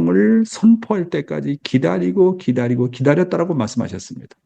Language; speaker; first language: Korean; native; Korean